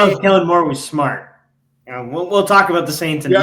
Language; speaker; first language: English; native; English